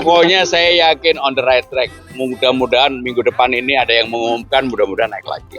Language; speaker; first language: Indonesian; native; Indonesian